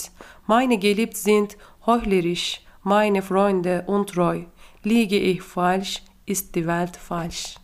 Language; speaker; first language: German; non-native, learner; Turkish